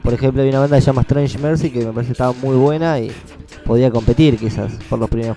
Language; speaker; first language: Spanish; native; Spanish